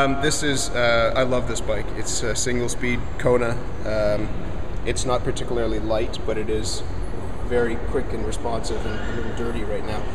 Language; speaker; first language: English; native; English